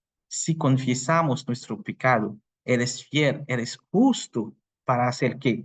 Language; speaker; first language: Spanish; non-native, fluent; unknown